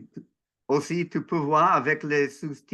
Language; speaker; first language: French; non-native, learner; English